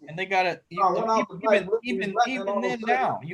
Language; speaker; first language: English; native; English